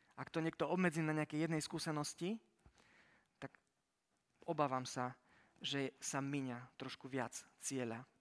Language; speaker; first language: Slovak; early bilingual, heritage; Slovak